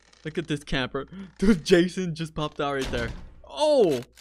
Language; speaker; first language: English; native; English